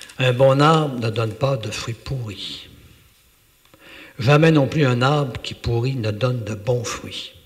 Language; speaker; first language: French; native; French